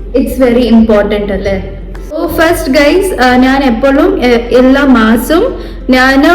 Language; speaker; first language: Malayalam; non-native, fluent; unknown